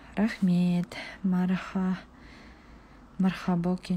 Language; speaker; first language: Russian; non-native, local second language; Kazakh